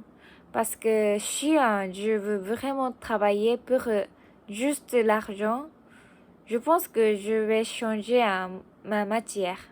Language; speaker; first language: French; non-native, learner; Japanese